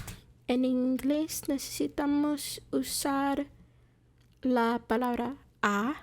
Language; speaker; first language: Spanish; non-native, fluent; English